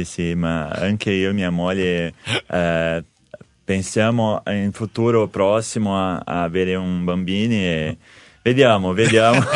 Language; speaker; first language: Italian; non-native, learner; Portuguese